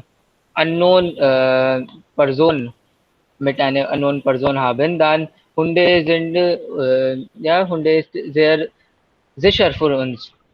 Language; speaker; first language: German; non-native, learner; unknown